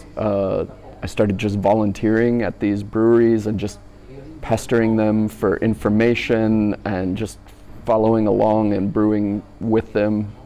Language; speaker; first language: English; native; English